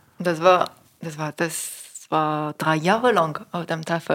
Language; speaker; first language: German; non-native, learner; French